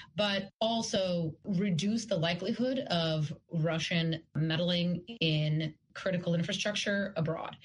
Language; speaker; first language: English; non-native, fluent; Russian